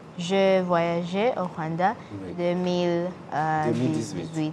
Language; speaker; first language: French; non-native, learner; English